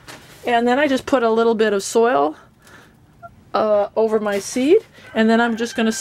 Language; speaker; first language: English; native; English